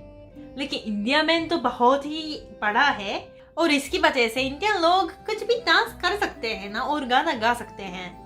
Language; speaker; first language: Hindi; non-native, fluent; Japanese